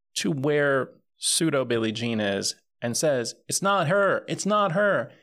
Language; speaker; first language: English; early bilingual, other home language; Spanish